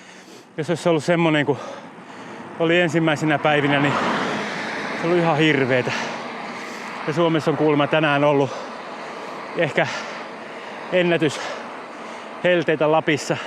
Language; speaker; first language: Finnish; native; Finnish